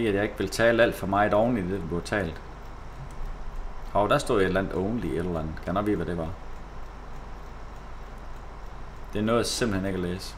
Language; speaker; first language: Danish; native; Danish